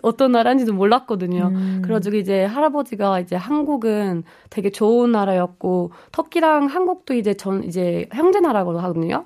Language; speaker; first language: Korean; non-native, fluent; German